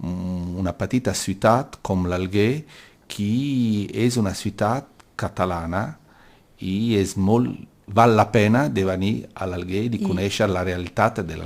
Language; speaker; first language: Catalan; non-native, local second language; Italian